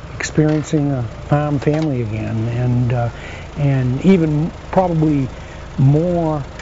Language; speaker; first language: English; native; English